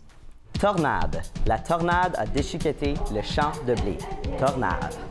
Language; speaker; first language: French; native; French